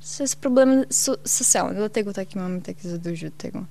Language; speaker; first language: Polish; non-native, learner; Portuguese